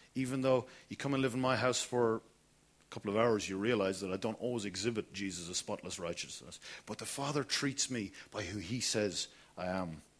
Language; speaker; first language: English; native; English